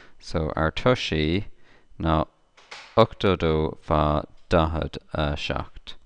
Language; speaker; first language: Irish; native; Irish